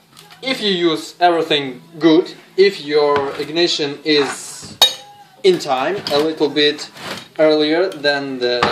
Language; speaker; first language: English; non-native, fluent; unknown